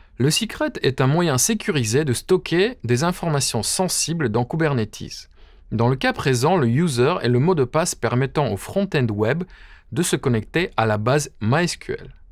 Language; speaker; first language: French; native; French